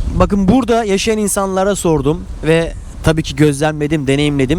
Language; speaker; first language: Turkish; native; Turkish